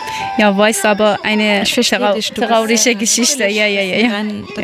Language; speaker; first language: German; non-native, learner; Persian